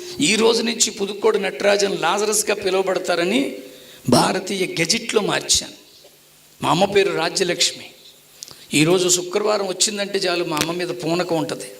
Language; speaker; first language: Telugu; non-native, local second language; Tamil